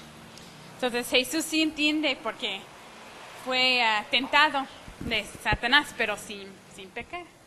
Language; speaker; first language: Spanish; non-native, fluent; English